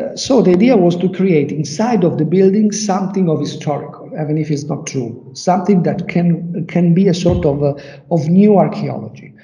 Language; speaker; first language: English; non-native, learner; Italian